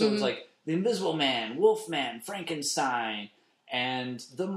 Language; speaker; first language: English; native; English